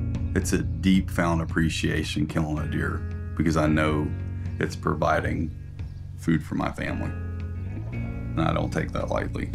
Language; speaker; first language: English; native; English